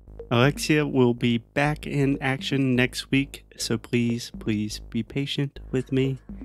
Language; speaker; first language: English; native; English